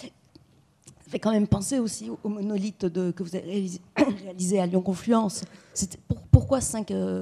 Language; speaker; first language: French; native; French